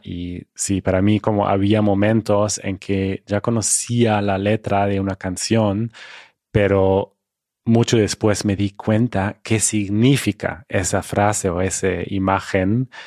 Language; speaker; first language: Spanish; non-native, fluent; German